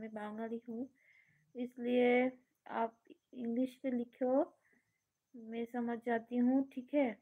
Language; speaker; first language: Hindi; non-native, learner; Bangla